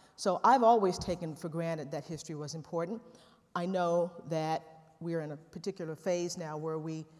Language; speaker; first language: English; native; English